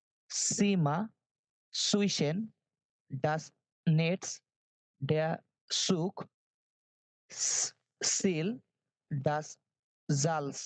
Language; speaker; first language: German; non-native, learner; Bangla